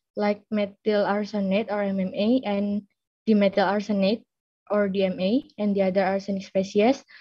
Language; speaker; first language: English; non-native, fluent; Indonesian